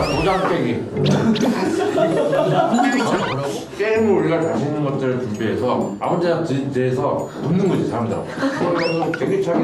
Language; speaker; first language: Korean; native; Korean